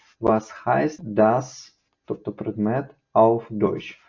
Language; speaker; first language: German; non-native, fluent; Ukrainian